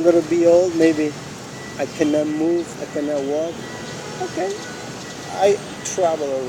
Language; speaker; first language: English; non-native, fluent; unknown